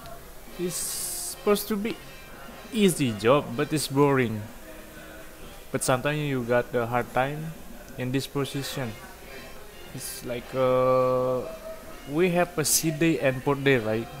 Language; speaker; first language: English; non-native, learner; Indonesian